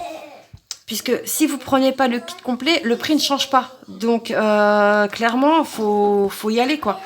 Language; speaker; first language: French; native; French